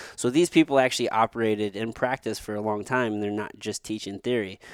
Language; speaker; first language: English; native; English